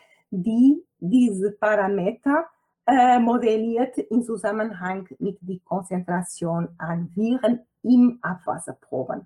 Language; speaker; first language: German; non-native, fluent; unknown